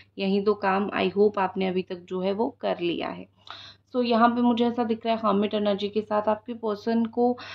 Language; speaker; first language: Hindi; non-native, local second language; Odia